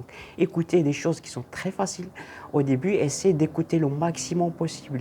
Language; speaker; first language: French; non-native, local second language; Arabic